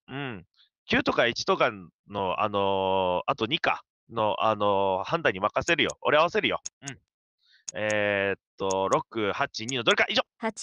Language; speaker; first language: Japanese; native; Japanese